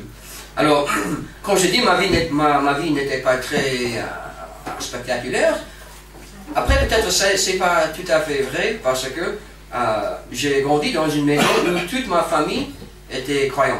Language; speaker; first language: French; non-native, fluent; English